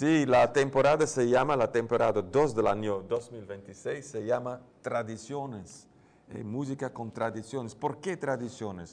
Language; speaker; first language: Spanish; non-native, learner; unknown